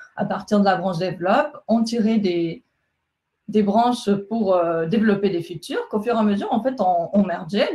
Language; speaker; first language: French; non-native, fluent; Spanish